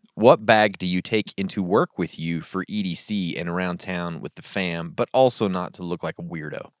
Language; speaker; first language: English; native; English